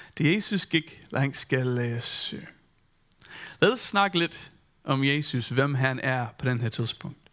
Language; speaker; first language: Danish; non-native, fluent; English